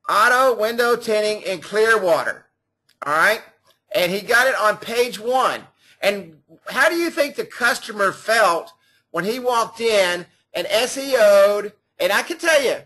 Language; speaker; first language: English; native; English